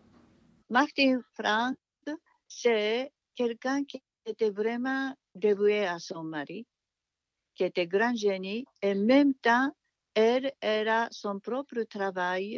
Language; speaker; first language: French; non-native, fluent; Japanese